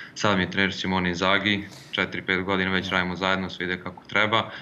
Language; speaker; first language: Serbian; early bilingual, other home language; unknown